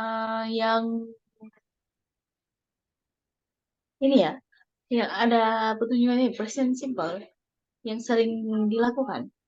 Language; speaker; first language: Indonesian; non-native, learner; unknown